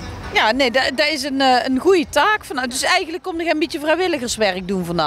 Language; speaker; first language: Dutch; native; Dutch